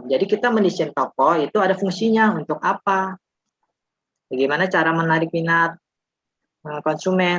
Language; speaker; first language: Indonesian; native; Indonesian